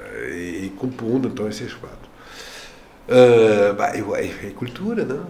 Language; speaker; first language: Portuguese; non-native, fluent; French